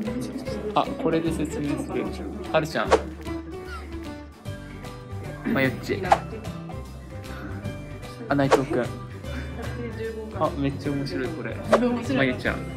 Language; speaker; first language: Japanese; native; Japanese